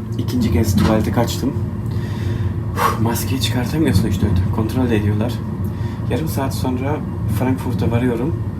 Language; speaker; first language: Turkish; early bilingual, heritage; Turkish